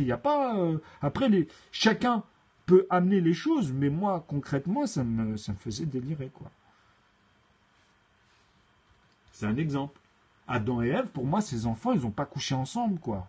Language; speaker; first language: French; native; French